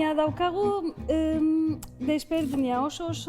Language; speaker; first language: Basque; non-native, learner; Turkish